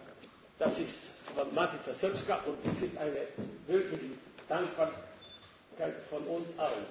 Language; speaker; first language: German; non-native, fluent; Serbian